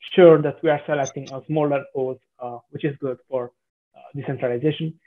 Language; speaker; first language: English; non-native, fluent; Italian